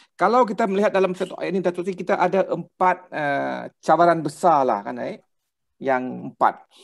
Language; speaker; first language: Malay; non-native, local second language; Thai